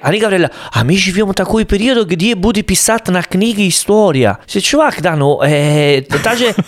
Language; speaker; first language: Russian; non-native, learner; Italian